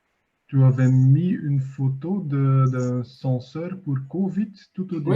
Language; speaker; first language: French; non-native, fluent; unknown